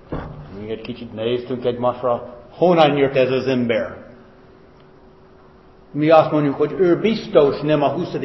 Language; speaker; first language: Hungarian; non-native, fluent; English